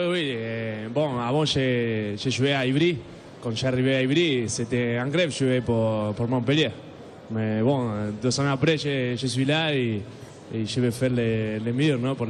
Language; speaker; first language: French; non-native, learner; Spanish